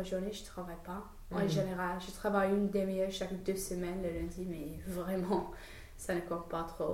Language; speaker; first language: French; non-native, fluent; English